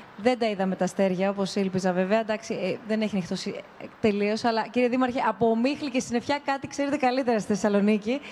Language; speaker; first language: Greek; native; Greek